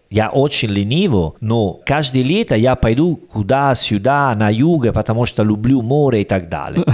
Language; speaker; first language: Russian; non-native, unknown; Italian